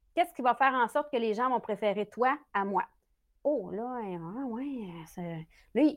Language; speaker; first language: French; native; French